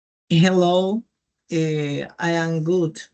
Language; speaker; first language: English; non-native, learner; Spanish